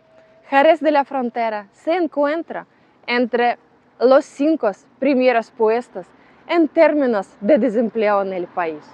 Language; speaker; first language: Spanish; non-native, learner; Russian